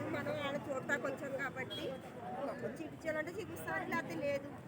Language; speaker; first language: Telugu; native; Telugu